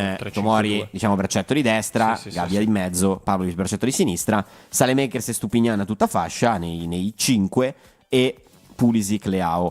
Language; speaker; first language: Italian; native; Italian